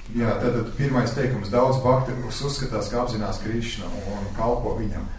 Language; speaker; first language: Latvian; native; Latvian